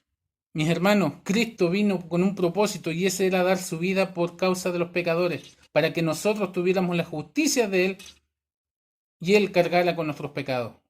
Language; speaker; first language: Spanish; native; Spanish